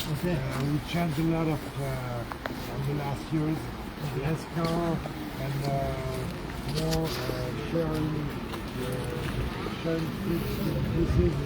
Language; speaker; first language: English; non-native, fluent; French